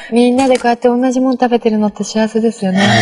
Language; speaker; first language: Japanese; native; Japanese